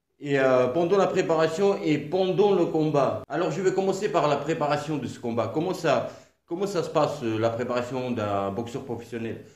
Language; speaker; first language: French; non-native, fluent; Georgian